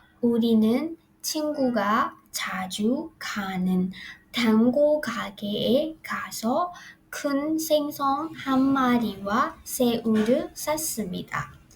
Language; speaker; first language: Korean; non-native, fluent; Burmese